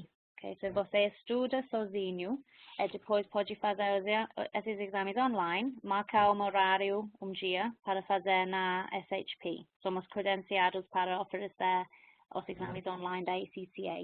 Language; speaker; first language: Portuguese; non-native, fluent; English